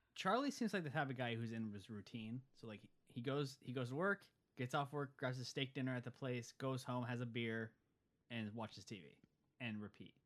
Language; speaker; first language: English; early bilingual, other home language; Italian